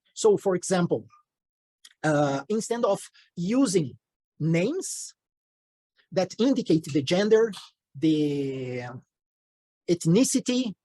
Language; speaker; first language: English; non-native, fluent; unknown